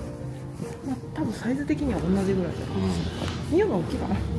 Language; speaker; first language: Japanese; native; Japanese